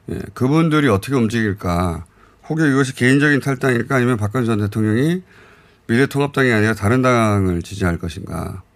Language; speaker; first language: Korean; native; Korean